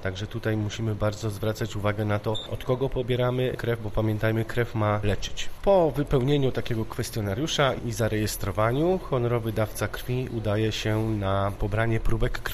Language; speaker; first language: Polish; native; Polish